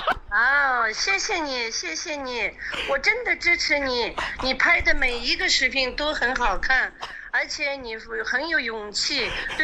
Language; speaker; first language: Chinese; non-native, local second language; Tibetan